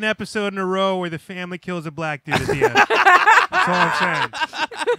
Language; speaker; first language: English; native; English